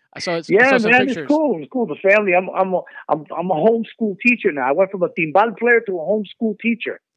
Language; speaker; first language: English; native; English